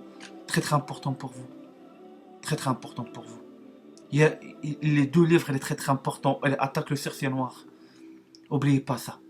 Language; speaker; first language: French; non-native, learner; Arabic